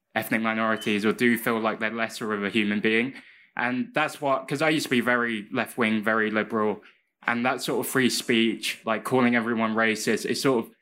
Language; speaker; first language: English; native; English